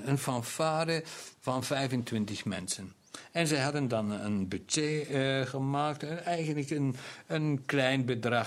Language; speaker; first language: Dutch; non-native, local second language; German